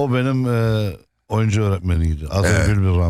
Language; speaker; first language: Turkish; non-native, fluent; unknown